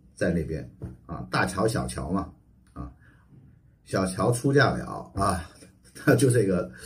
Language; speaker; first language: Chinese; native; Chinese